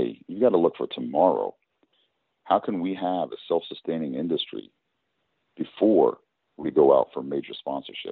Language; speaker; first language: English; native; English